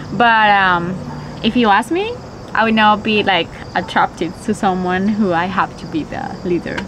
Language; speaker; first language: English; non-native, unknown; Spanish